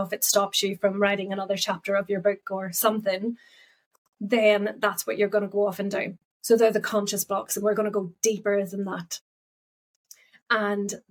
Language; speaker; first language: English; native; English